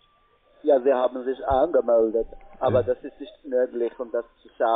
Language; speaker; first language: German; non-native, learner; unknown